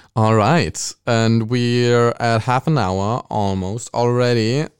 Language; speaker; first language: English; non-native, fluent; German